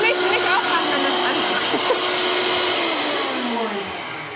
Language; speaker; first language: German; native; German